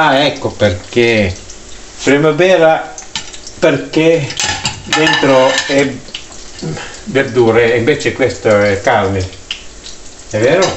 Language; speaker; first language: Italian; non-native, learner; Filipino